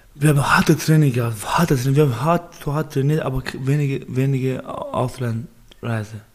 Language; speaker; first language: German; non-native, learner; Baluchi